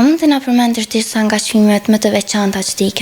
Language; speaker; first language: Albanian; native; Albanian